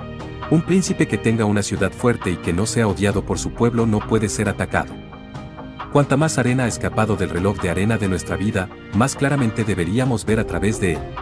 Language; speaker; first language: Spanish; native; Spanish